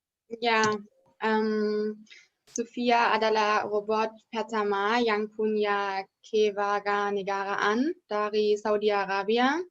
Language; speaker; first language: Indonesian; non-native, learner; German